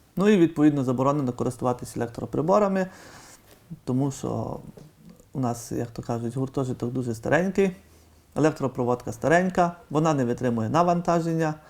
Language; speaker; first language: Ukrainian; native; Ukrainian